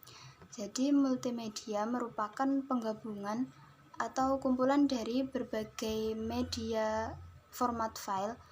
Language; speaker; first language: Indonesian; native; Indonesian